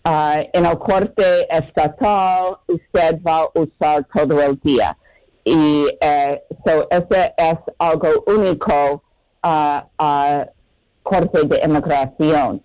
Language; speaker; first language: Spanish; non-native, learner; English